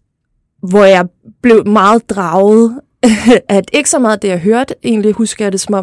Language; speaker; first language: Danish; native; Danish